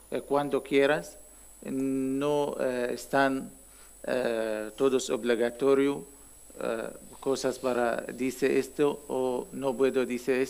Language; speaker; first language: Spanish; non-native, learner; Arabic